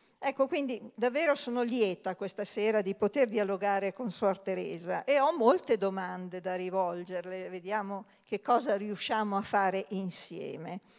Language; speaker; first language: Italian; native; Italian